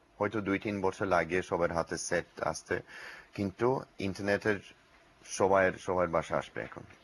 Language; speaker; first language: Bangla; non-native, learner; English